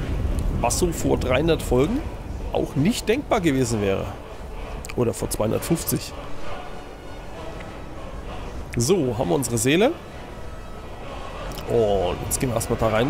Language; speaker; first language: German; native; German